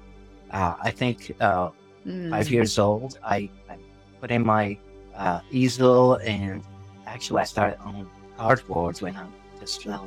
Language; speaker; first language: English; non-native, learner; Arabic